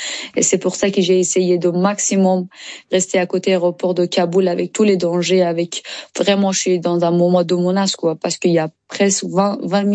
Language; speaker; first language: French; non-native, learner; Persian